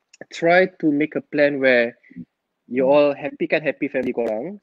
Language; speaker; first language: English; non-native, local second language; Malay